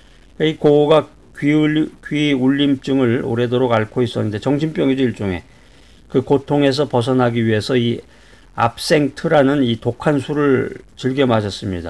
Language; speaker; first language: Korean; native; Korean